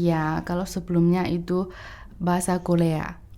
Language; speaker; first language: Indonesian; non-native, fluent; Chinese